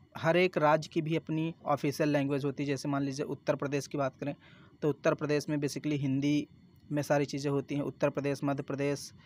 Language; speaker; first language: Hindi; native; Hindi